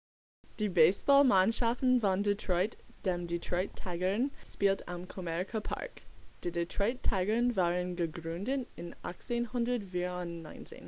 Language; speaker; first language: German; non-native, learner; English